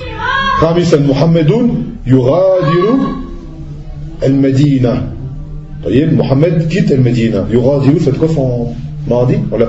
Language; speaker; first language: Arabic; non-native, fluent; French